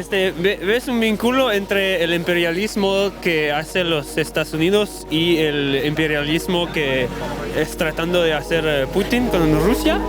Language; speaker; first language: Spanish; non-native, fluent; French